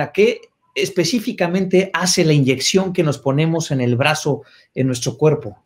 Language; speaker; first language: Spanish; native; Spanish